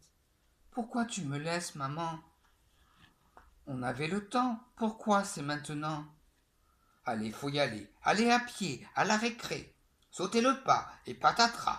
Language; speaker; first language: French; native; French